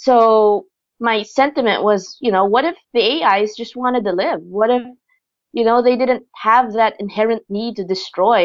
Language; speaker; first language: English; non-native, local second language; Filipino